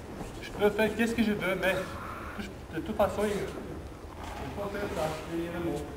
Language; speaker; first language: French; non-native, learner; Romanian